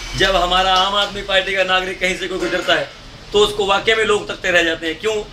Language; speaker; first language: Hindi; native; Hindi